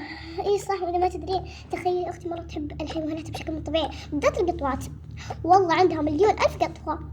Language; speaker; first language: Arabic; native; Arabic